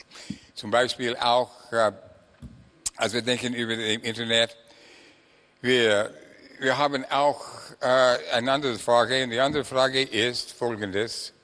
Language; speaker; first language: German; non-native, fluent; English